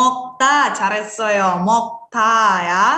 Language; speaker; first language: Korean; non-native, fluent; Indonesian